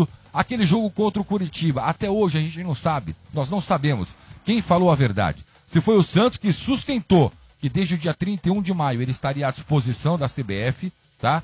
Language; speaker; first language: Portuguese; native; Portuguese